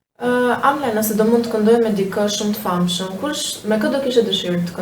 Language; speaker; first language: Albanian; native; Albanian